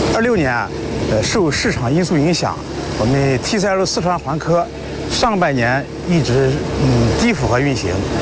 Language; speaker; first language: Chinese; native; Chinese